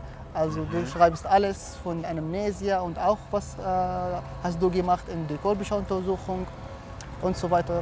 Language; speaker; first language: German; non-native, fluent; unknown